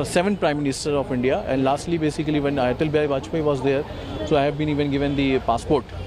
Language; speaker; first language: Hindi; native; Hindi